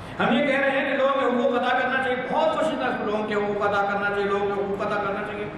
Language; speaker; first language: Urdu; native; Urdu